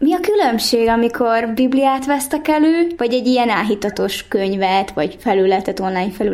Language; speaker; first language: Hungarian; native; Hungarian